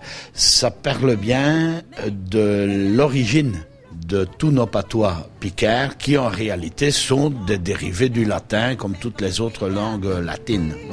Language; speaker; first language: French; non-native, local second language; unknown